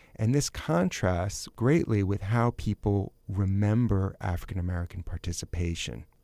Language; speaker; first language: English; native; English